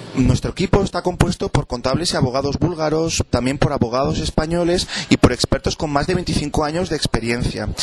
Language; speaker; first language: Spanish; native; Spanish